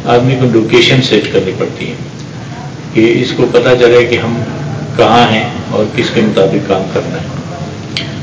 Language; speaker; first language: Urdu; non-native, local second language; Pashto